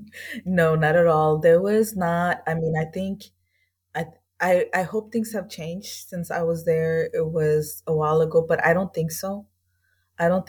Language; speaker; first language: English; native; English